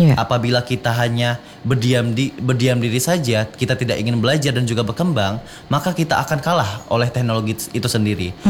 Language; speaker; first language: Indonesian; non-native, local second language; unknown